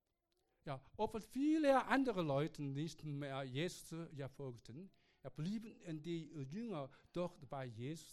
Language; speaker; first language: German; non-native, learner; Korean